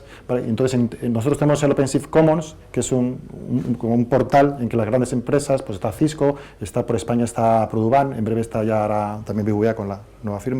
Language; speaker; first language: Spanish; native; Spanish